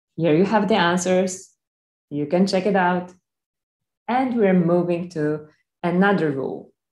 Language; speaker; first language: English; non-native, fluent; Polish